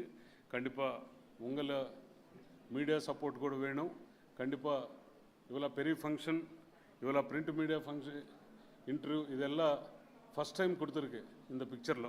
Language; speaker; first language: Tamil; non-native, learner; Telugu